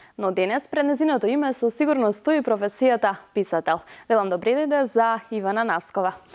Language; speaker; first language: Macedonian; native; Macedonian